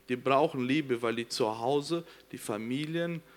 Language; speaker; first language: German; non-native, fluent; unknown